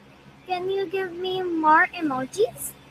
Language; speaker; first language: English; non-native, learner; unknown